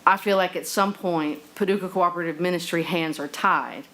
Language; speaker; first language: English; native; English